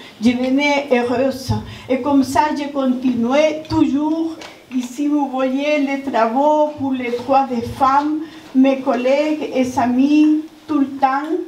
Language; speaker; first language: French; non-native, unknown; Spanish